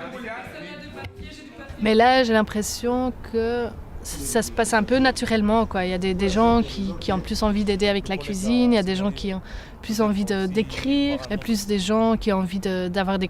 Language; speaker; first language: French; native; French